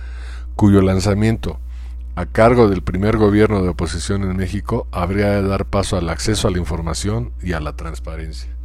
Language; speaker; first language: Spanish; native; Spanish